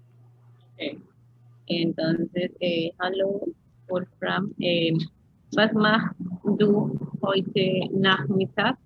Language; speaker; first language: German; non-native, learner; Spanish